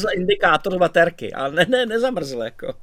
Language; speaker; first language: Czech; native; Czech